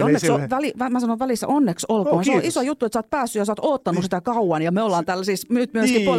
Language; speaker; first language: Finnish; native; Finnish